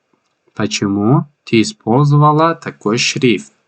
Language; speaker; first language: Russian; non-native, fluent; Tajik